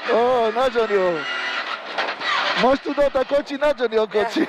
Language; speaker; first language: Hungarian; non-native, learner; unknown